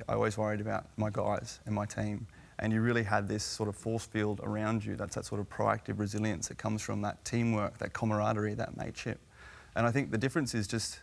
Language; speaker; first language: English; native; English